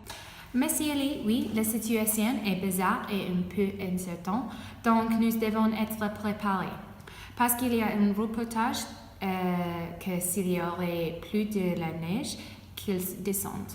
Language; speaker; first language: French; non-native, learner; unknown